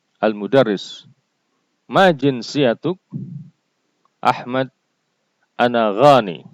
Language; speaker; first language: Arabic; non-native, fluent; Indonesian